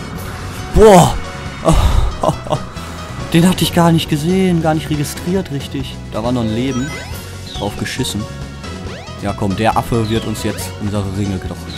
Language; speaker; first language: German; native; German